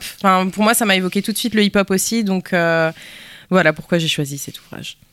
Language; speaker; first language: French; early bilingual, other home language; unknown